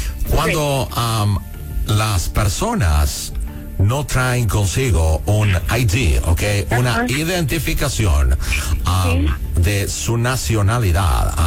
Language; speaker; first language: Spanish; non-native, learner; English